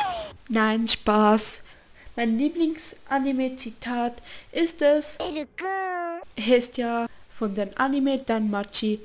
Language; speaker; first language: German; non-native, learner; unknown